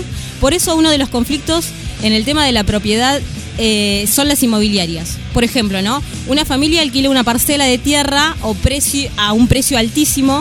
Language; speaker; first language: Spanish; native; Spanish